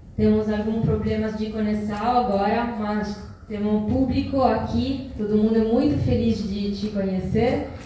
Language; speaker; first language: Portuguese; non-native, learner; Italian